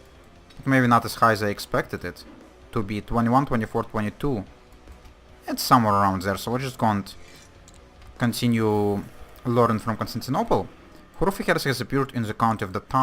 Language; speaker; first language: English; non-native, fluent; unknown